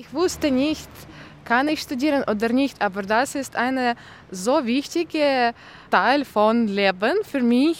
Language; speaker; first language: German; non-native, learner; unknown